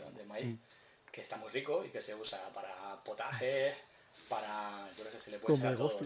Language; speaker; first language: Spanish; native; Spanish